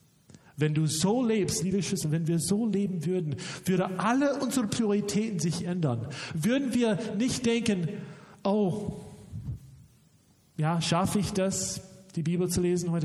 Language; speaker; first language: German; non-native, fluent; English